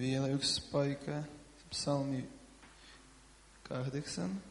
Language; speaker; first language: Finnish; non-native, learner; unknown